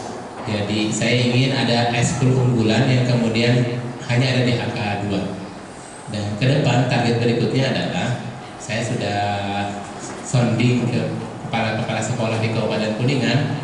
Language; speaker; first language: Indonesian; native; Indonesian